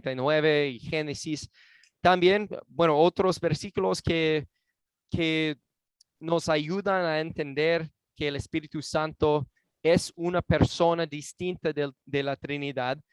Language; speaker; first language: Spanish; non-native, fluent; English